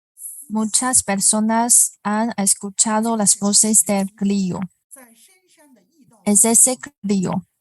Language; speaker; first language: Spanish; non-native, fluent; Chinese